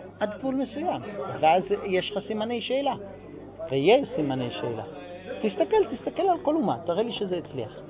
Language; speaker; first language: Hebrew; non-native, fluent; English